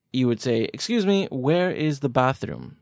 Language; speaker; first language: English; native; English